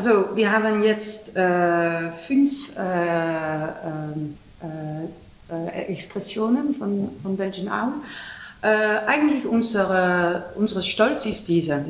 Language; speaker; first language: German; non-native, learner; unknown